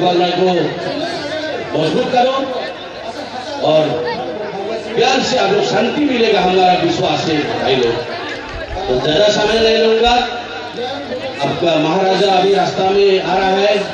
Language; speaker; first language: Hindi; non-native, local second language; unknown